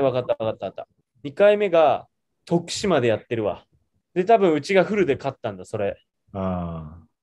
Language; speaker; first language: Japanese; native; Japanese